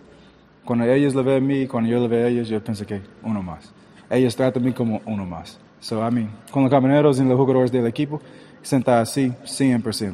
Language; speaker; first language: Spanish; early bilingual, heritage; English